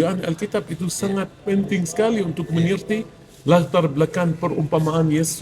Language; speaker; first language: Indonesian; non-native, fluent; Arabic